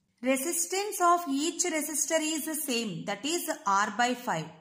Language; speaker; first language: English; non-native, local second language; Telugu